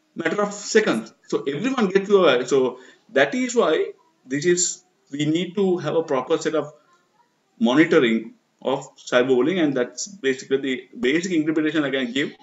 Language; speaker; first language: English; non-native, local second language; Sinhala